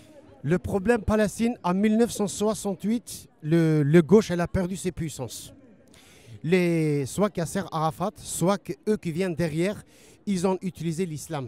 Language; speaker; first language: French; non-native, learner; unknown